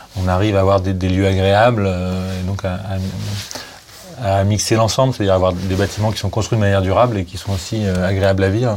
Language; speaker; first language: French; native; French